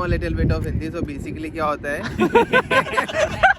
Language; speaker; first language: English; non-native, local second language; Hindi